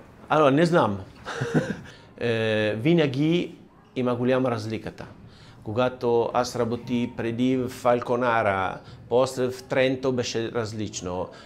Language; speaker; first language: Bulgarian; non-native, learner; Italian